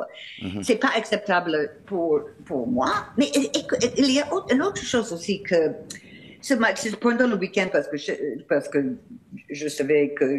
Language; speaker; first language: French; non-native, fluent; English